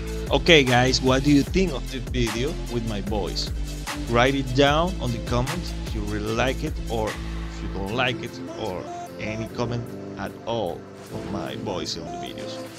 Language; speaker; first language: English; non-native, learner; Spanish